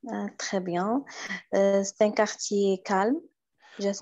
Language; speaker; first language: French; non-native, learner; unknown